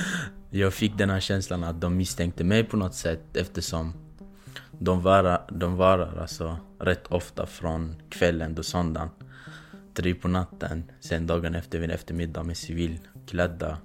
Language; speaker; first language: Swedish; non-native, fluent; Kurdish